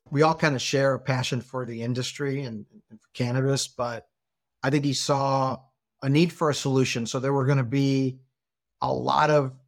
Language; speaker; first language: English; non-native, fluent; Spanish